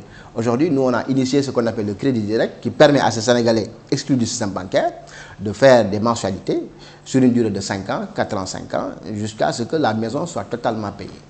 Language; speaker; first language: French; non-native, local second language; Wolof